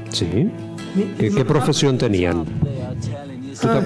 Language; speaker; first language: Spanish; native; Spanish